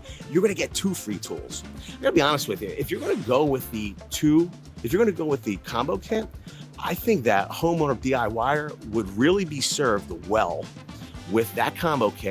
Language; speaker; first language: English; native; English